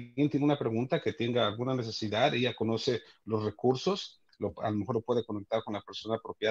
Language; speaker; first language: Spanish; native; Spanish